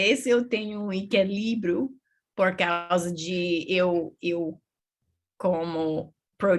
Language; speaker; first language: Portuguese; non-native, learner; English